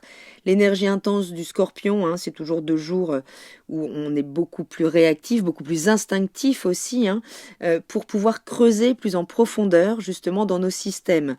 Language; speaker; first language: French; native; French